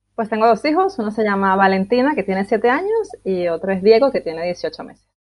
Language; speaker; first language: Spanish; native; Spanish